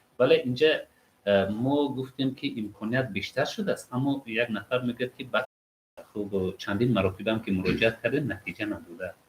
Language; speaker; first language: Tajik; native; Tajik